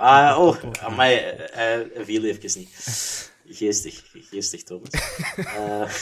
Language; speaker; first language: Dutch; native; Dutch